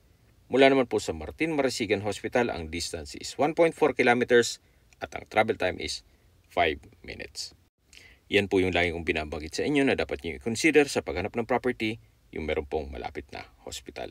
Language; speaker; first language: Filipino; native; Filipino